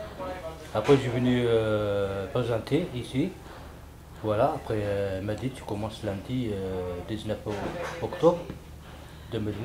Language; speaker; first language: French; non-native, learner; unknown